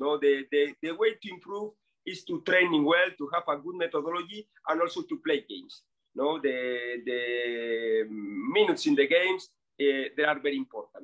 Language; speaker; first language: English; non-native, fluent; Spanish